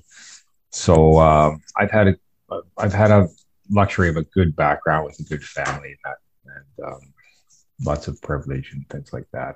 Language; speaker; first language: English; native; English